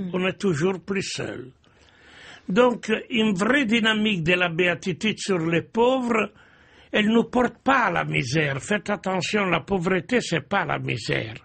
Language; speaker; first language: French; non-native, fluent; Italian